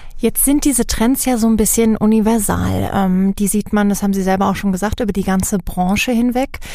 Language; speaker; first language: German; native; German